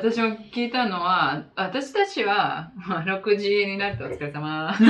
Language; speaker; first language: Japanese; non-native, fluent; Italian